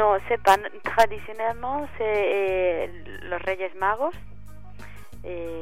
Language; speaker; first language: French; non-native, learner; Spanish